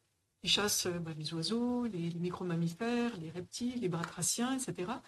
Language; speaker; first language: French; native; French